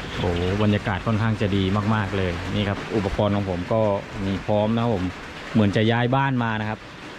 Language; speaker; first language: Thai; native; Thai